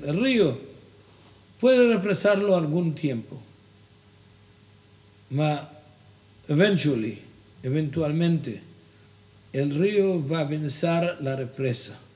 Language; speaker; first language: Spanish; non-native, fluent; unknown